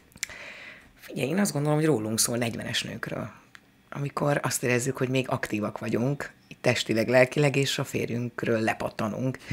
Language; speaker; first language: Hungarian; native; Hungarian